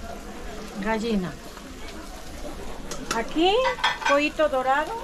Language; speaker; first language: Spanish; native; Spanish